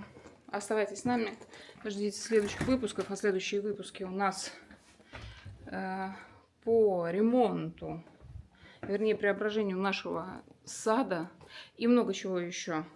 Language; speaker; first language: Russian; native; Russian